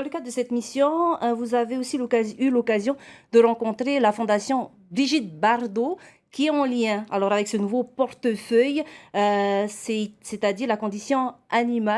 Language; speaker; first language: French; native; French